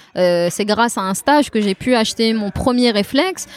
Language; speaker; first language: French; non-native, local second language; Kabyle